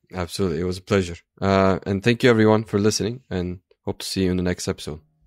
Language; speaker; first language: English; non-native, fluent; Turkish